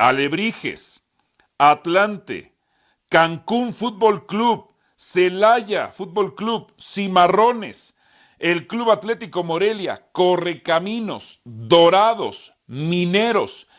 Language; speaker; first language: Spanish; native; Spanish